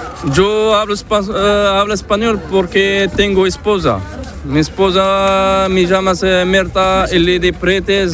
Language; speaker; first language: Spanish; non-native, learner; Arabic